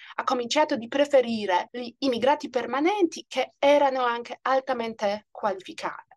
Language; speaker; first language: Italian; non-native, fluent; Polish